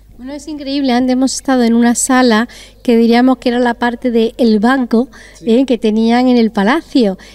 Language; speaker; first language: Spanish; native; Spanish